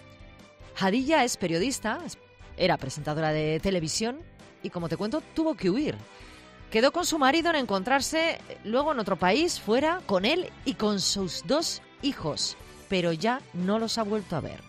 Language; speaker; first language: Spanish; native; Spanish